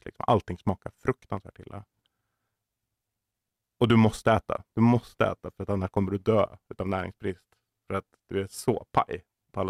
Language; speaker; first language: Swedish; native; Swedish